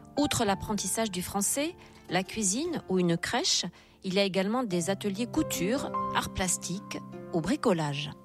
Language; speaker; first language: French; native; French